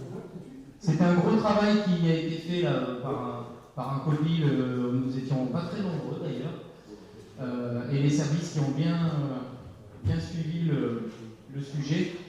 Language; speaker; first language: French; native; French